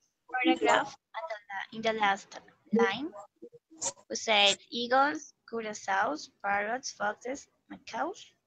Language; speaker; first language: English; non-native, learner; Spanish